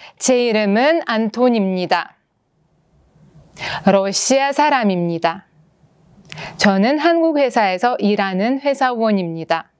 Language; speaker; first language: Korean; non-native, fluent; Russian